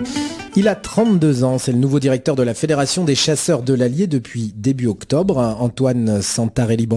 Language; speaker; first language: French; native; French